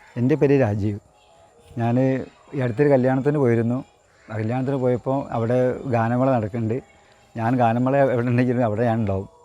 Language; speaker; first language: Malayalam; native; Malayalam